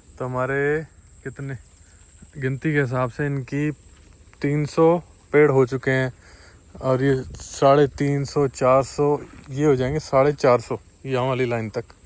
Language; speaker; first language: Hindi; non-native, local second language; Punjabi